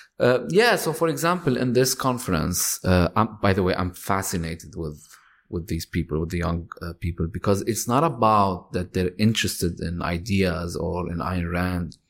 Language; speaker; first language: English; non-native, fluent; Arabic